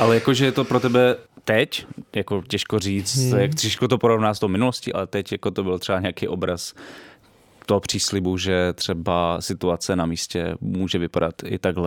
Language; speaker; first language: Czech; native; Czech